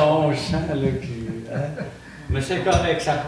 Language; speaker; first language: French; native; French